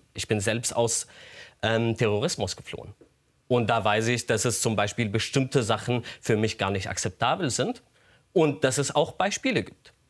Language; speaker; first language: German; non-native, fluent; Arabic